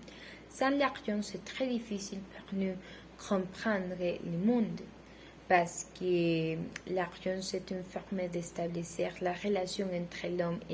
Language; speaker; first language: French; non-native, learner; Spanish